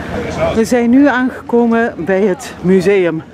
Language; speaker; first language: Dutch; native; Dutch